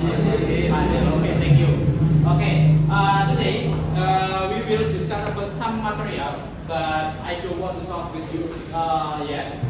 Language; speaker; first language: English; non-native, learner; Indonesian